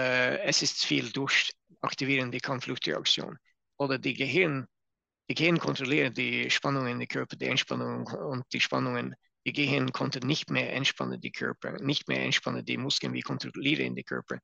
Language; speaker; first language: German; non-native, learner; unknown